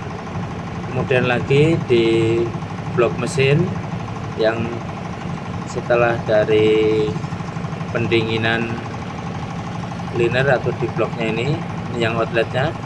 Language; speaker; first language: Indonesian; non-native, local second language; Javanese